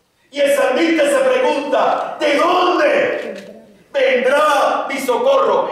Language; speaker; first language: Spanish; native; Spanish